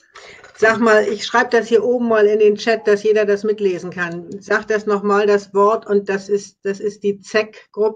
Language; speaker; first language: German; native; German